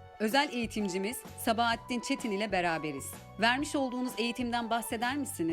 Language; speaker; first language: Turkish; native; Turkish